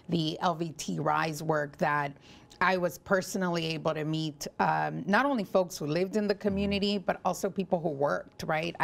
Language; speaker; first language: English; early bilingual, other home language; Spanish